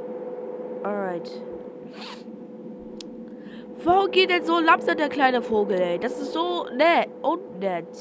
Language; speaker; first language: German; non-native, learner; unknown